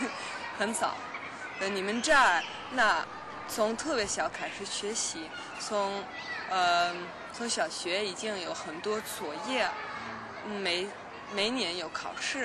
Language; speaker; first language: Chinese; non-native, learner; Danish